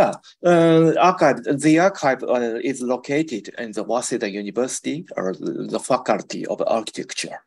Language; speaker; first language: English; non-native, fluent; Japanese